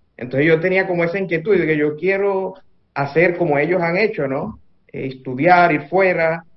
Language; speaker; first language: Spanish; native; Spanish